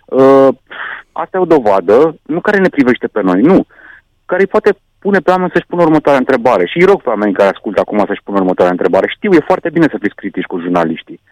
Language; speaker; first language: Romanian; non-native, local second language; Hungarian